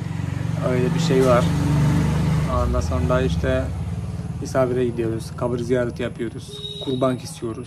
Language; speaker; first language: Turkish; non-native, fluent; Malayalam